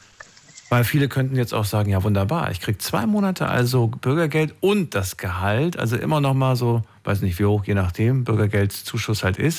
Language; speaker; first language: German; native; German